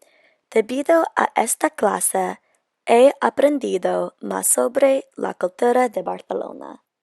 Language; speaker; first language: Spanish; non-native, learner; English